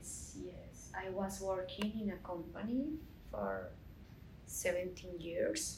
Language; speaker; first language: English; non-native, learner; Spanish